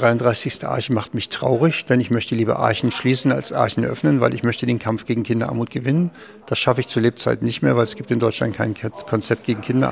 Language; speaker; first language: German; native; German